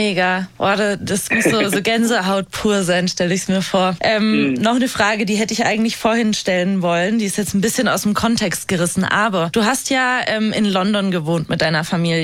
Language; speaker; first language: German; native; German